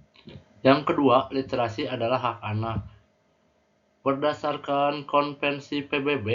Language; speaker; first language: Indonesian; native; Indonesian